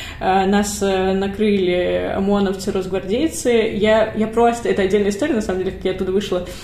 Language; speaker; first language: Russian; native; Russian